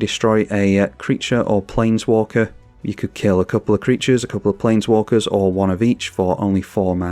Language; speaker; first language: English; native; English